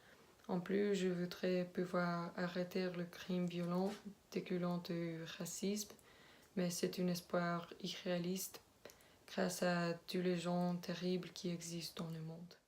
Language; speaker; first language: French; non-native, learner; Spanish